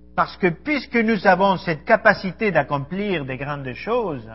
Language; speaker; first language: French; non-native, fluent; Spanish